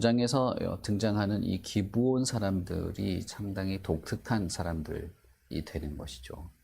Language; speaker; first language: Korean; native; Korean